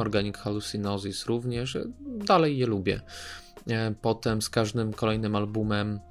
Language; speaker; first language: Polish; native; Polish